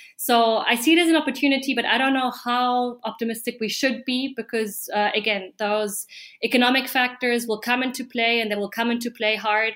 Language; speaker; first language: English; non-native, fluent; German